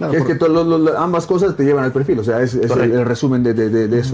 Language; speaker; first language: Spanish; native; Spanish